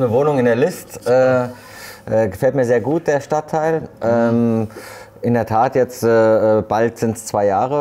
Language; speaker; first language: German; native; German